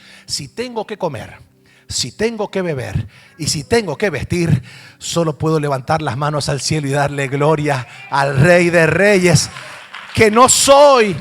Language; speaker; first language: Spanish; native; Spanish